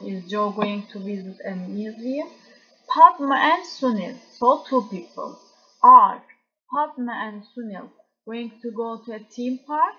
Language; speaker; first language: English; non-native, fluent; Turkish